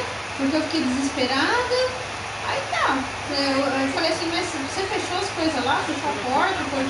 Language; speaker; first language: Portuguese; native; Portuguese